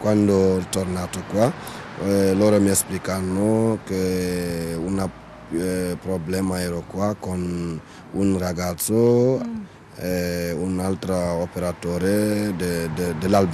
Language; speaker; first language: Italian; non-native, learner; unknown